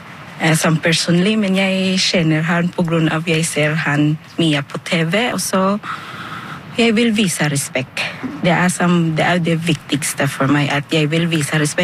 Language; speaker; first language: Norwegian; non-native, learner; Filipino